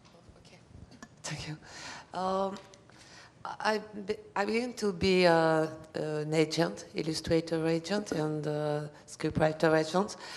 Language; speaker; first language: English; non-native, learner; French